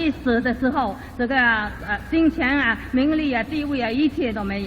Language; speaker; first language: Chinese; native; Chinese